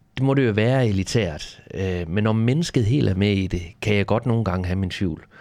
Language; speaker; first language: Danish; native; Danish